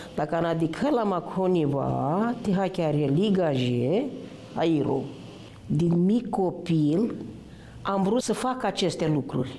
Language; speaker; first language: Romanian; non-native, local second language; Romany